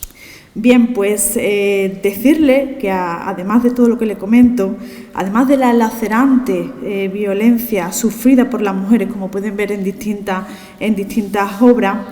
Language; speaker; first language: Spanish; native; Spanish